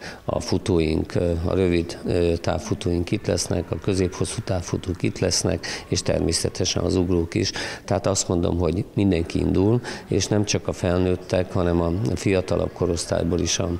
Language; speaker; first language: Hungarian; native; Hungarian